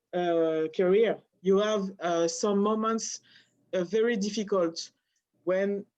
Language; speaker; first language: English; non-native, learner; French